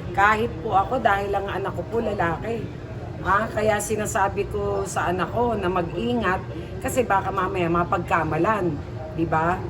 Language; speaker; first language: Filipino; native; Filipino